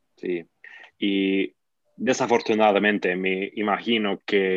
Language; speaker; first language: Spanish; non-native, fluent; English